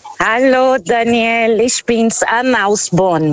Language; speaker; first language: German; non-native, learner; Portuguese